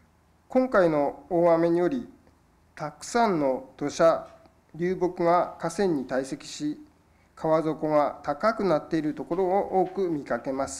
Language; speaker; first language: Japanese; native; Japanese